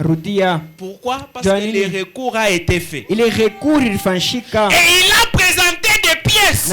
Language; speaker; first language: French; non-native, local second language; Swahili